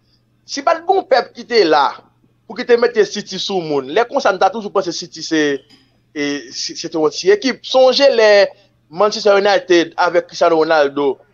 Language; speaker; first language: French; non-native, local second language; Haitian Creole